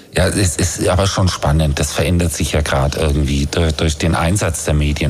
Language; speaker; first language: German; native; German